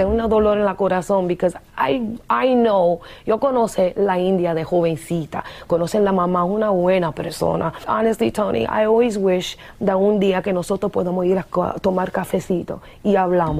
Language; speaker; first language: Spanish; early bilingual, heritage; English